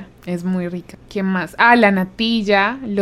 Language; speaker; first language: Spanish; native; Spanish